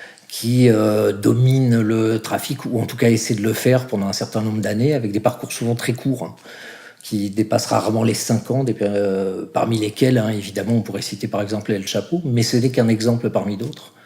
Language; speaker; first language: French; native; French